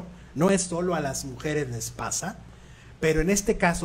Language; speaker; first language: Spanish; native; Spanish